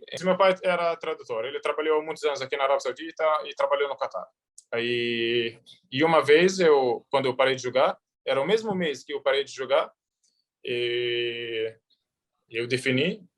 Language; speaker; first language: Portuguese; early bilingual, heritage; Arabic